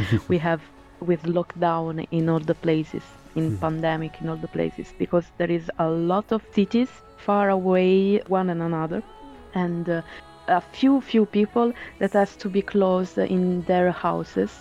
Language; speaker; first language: English; non-native, fluent; Italian